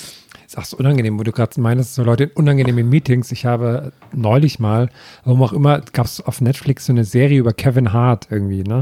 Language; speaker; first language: German; native; German